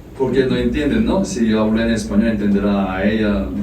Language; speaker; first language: Spanish; non-native, fluent; Korean